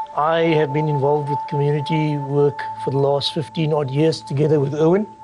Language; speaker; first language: English; native; English